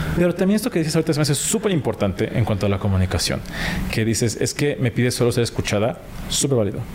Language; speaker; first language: Spanish; native; Spanish